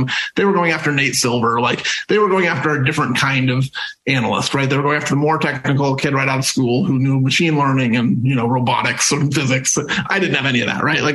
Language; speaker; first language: English; native; English